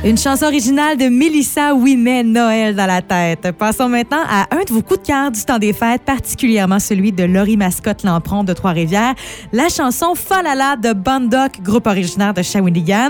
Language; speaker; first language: French; native; French